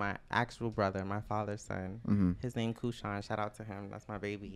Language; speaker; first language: English; native; English